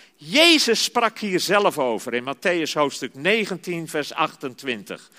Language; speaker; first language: Dutch; native; Dutch